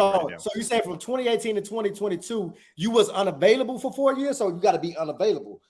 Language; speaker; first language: English; native; English